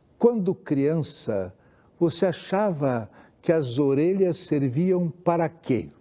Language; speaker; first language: Portuguese; native; Portuguese